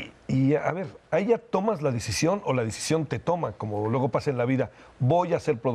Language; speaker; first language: Spanish; native; Spanish